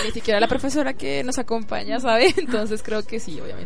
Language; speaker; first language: Spanish; native; Spanish